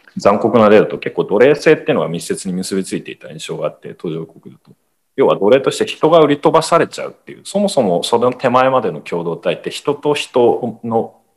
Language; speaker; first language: Japanese; native; Japanese